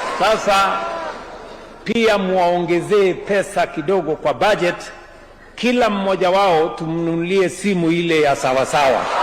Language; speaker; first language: Swahili; non-native, local second language; Kalenjin